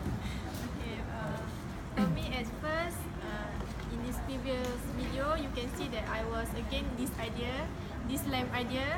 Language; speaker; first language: English; non-native, local second language; Malay